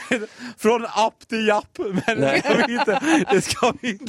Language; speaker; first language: Swedish; native; Swedish